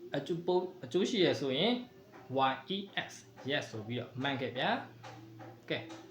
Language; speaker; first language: Burmese; native; Burmese